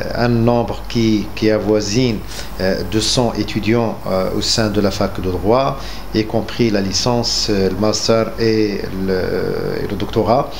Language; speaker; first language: French; non-native, local second language; Arabic